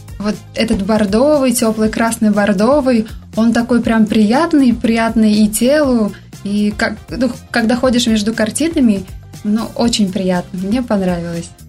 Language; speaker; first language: Russian; non-native, local second language; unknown